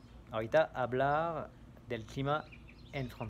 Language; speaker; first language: Spanish; non-native, fluent; French